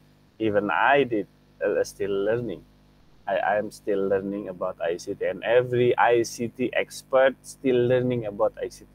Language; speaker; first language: English; non-native, fluent; Indonesian